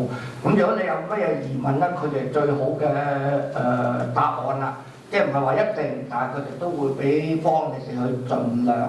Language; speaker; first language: Cantonese; native; Cantonese